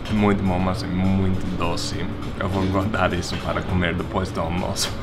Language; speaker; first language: Portuguese; non-native, fluent; English